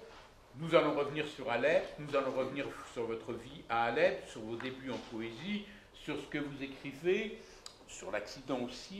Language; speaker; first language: French; native; French